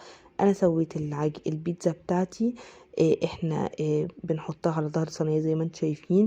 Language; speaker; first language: Arabic; native; Arabic